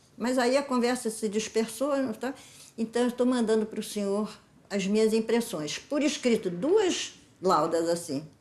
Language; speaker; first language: Portuguese; native; Portuguese